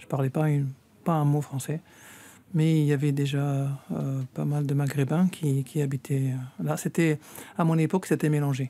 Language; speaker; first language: French; non-native, fluent; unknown